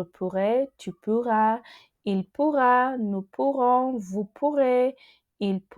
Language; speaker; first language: French; non-native, fluent; English